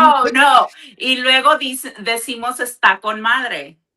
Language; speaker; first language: Spanish; early bilingual, heritage; Spanish